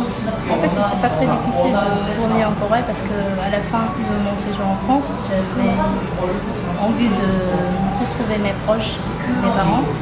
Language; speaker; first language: French; non-native, fluent; Korean